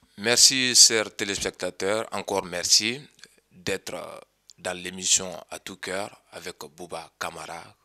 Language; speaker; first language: French; non-native, local second language; Mandingo